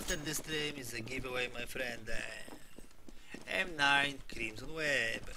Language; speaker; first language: English; non-native, learner; Polish